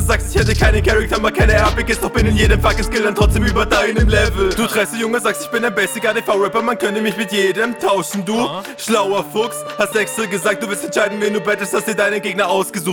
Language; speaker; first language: German; native; German